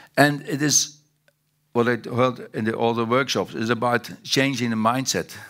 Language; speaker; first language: English; non-native, fluent; Dutch